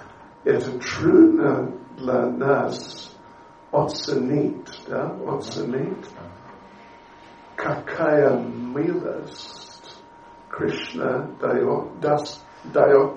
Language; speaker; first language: Russian; non-native, learner; English